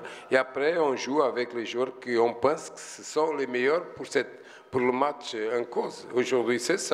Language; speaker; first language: French; non-native, fluent; Portuguese